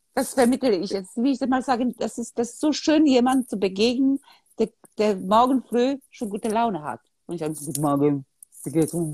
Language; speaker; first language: German; non-native, fluent; Polish